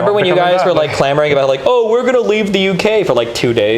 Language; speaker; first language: English; native; English